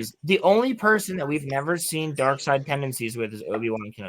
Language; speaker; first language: English; native; English